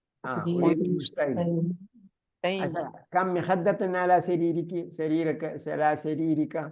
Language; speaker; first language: Arabic; non-native, learner; Malayalam